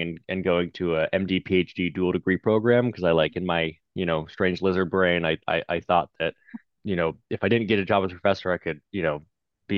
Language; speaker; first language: English; native; English